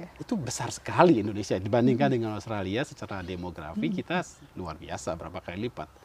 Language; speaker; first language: Indonesian; non-native, local second language; Balinese